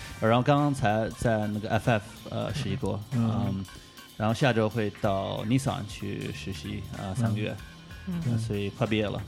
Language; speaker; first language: Chinese; early bilingual, heritage; Chinese